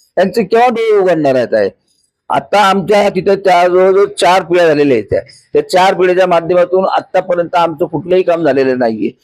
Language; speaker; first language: Marathi; native; Marathi